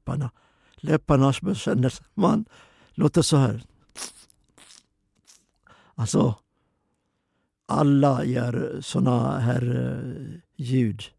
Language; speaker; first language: Swedish; non-native, fluent; Oromo